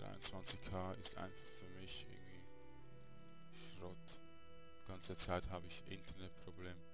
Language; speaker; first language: German; native; German